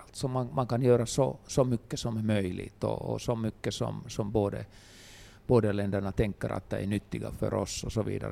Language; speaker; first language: Swedish; non-native, local second language; Finnish